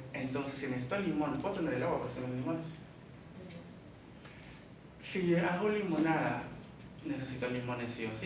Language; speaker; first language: Spanish; native; Spanish